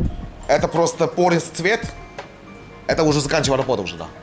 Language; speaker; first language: Russian; non-native, learner; Chinese